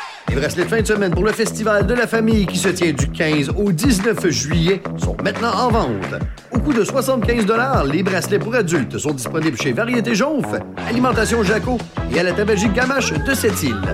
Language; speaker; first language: French; native; French